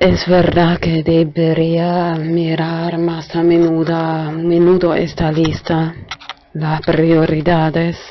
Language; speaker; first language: Spanish; non-native, fluent; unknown